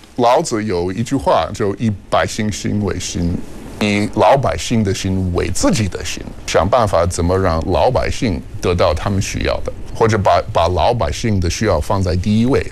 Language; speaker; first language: Chinese; non-native, fluent; English